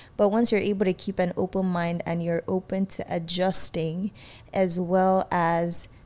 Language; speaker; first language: English; native; English